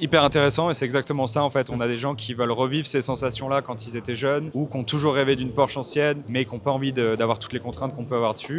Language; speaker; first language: French; native; French